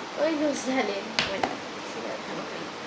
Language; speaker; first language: Spanish; native; Spanish